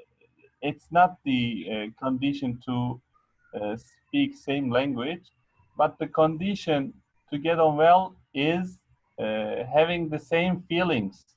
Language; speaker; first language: English; non-native, fluent; Arabic